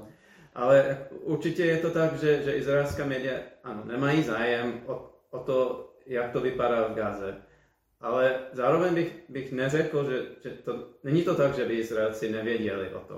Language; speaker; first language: Czech; non-native, fluent; English